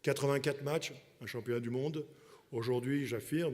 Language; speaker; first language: French; native; French